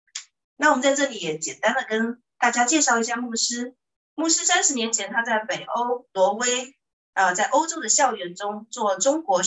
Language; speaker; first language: Chinese; native; Chinese